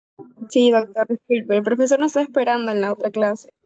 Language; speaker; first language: Spanish; native; Spanish